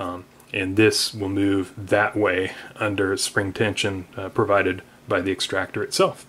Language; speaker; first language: English; native; English